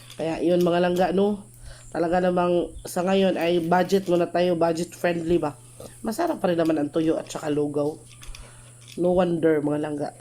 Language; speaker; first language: Filipino; non-native, local second language; Cebuano